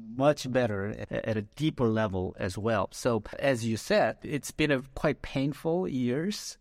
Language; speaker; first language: English; non-native, fluent; Korean